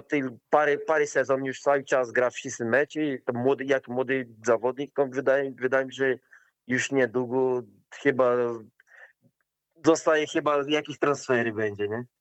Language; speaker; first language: Polish; non-native, learner; Portuguese